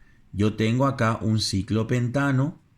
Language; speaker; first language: Spanish; native; Spanish